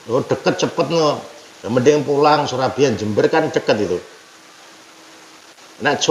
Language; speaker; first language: Indonesian; non-native, local second language; Javanese